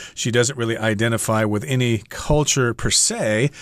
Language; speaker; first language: English; native; English